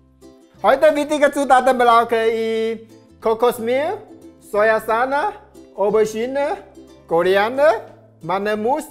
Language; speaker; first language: German; non-native, learner; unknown